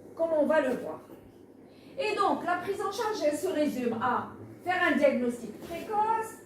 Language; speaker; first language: French; non-native, local second language; Arabic